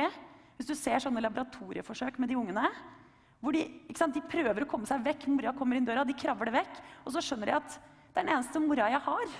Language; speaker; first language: Norwegian; native; Norwegian